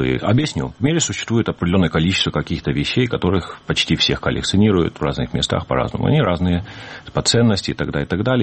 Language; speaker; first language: Russian; native; Russian